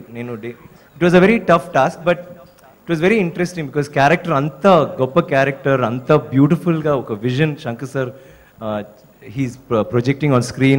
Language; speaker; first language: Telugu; non-native, fluent; Tamil